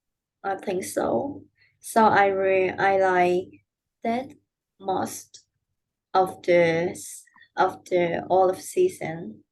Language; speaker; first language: English; non-native, learner; Vietnamese